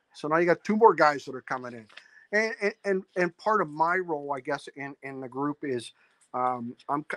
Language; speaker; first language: English; native; English